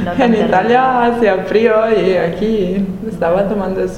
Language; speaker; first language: Spanish; non-native, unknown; Italian